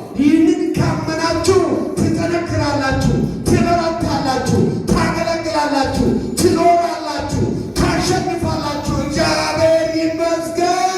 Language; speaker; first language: Amharic; non-native, local second language; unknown